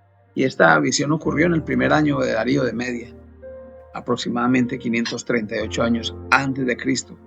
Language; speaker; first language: Spanish; native; Spanish